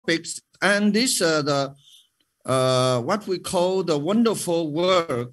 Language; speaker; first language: English; non-native, learner; Vietnamese